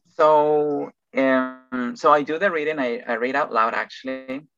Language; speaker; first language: English; non-native, fluent; Spanish